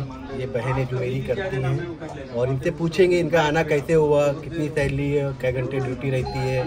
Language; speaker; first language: Hindi; native; Hindi